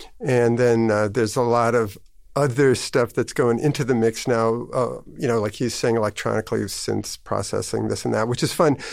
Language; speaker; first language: English; native; English